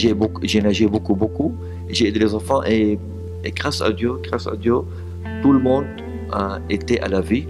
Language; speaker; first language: French; non-native, learner; Arabic